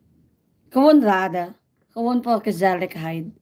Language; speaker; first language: Dutch; non-native, fluent; Filipino